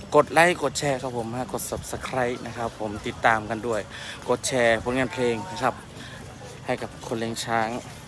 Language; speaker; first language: Thai; native; Thai